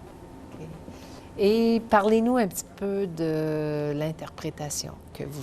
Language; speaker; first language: French; native; French